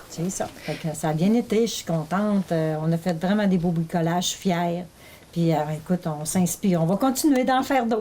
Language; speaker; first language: French; native; French